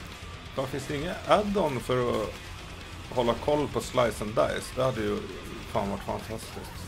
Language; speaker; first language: Swedish; native; Swedish